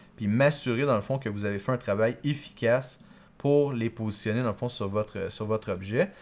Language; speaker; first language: French; native; French